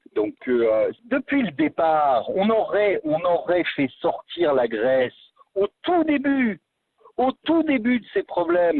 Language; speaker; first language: French; native; French